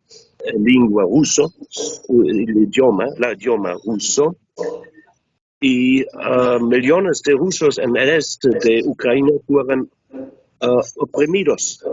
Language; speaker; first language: Spanish; non-native, learner; German